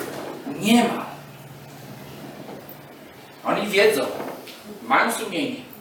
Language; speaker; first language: Polish; non-native, fluent; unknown